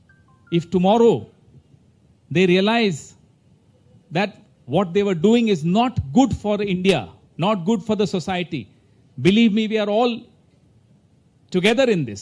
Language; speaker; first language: English; non-native, local second language; Hindi